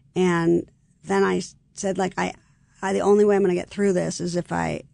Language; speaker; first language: English; native; English